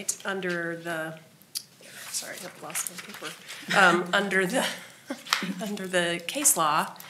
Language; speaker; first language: English; native; English